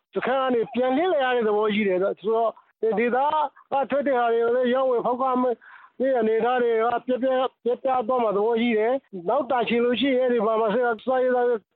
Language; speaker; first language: Burmese; native; Burmese